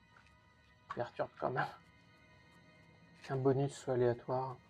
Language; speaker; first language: French; native; French